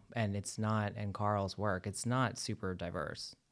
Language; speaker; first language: English; native; English